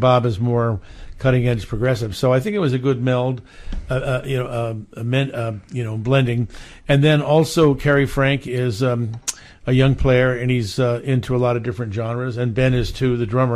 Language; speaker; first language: English; native; English